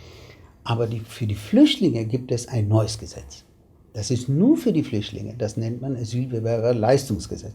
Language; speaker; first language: German; non-native, fluent; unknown